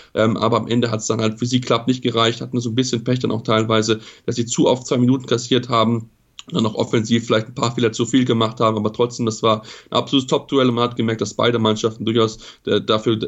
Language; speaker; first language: German; native; German